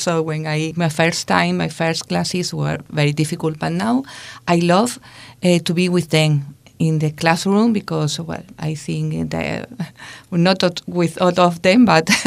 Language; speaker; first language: English; non-native, learner; Spanish